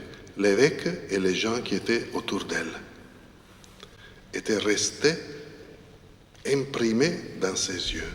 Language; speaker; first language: French; non-native, fluent; Italian